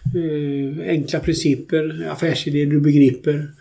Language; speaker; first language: Swedish; native; Swedish